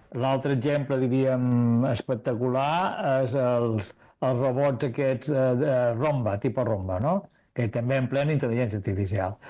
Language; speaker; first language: Catalan; native; Catalan